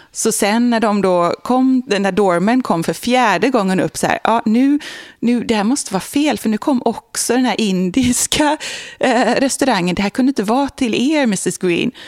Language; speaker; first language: Swedish; native; Swedish